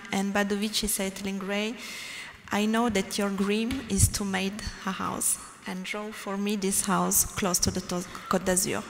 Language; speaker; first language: English; non-native, learner; French